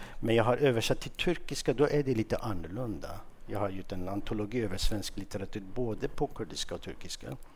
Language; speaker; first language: Swedish; non-native, fluent; Kurdish